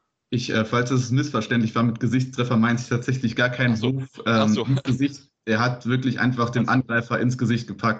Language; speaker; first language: German; native; German